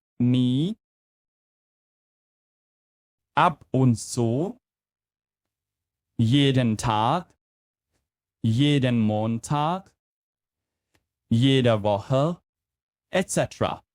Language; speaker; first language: German; non-native, fluent; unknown